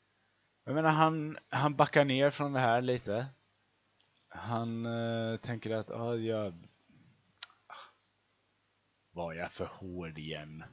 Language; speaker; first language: Swedish; native; Swedish